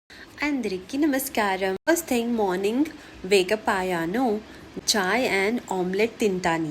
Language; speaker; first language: Telugu; non-native, learner; Kannada